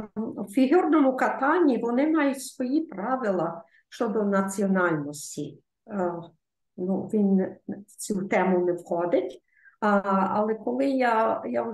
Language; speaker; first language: Ukrainian; early bilingual, heritage; Ukrainian